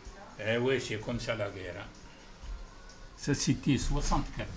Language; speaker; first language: French; non-native, fluent; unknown